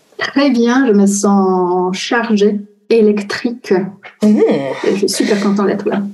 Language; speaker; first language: French; non-native, fluent; Italian